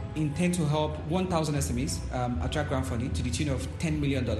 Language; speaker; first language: English; non-native, local second language; Yoruba